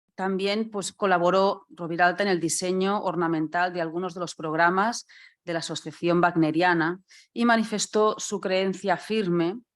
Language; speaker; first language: Spanish; non-native, local second language; Catalan